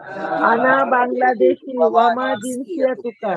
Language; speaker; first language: Arabic; non-native, learner; Bangla